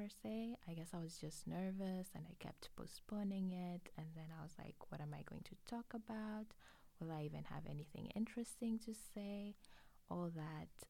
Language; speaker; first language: English; non-native, local second language; Swahili